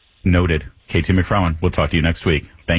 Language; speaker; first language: English; native; English